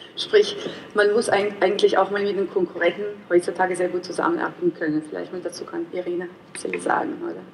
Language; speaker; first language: German; non-native, fluent; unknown